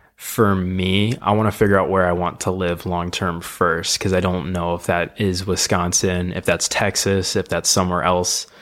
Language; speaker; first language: English; native; English